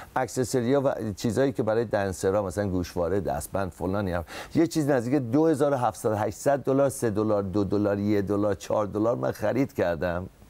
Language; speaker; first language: Persian; native; Persian